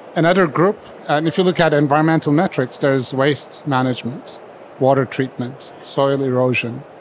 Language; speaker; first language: English; non-native, fluent; Turkish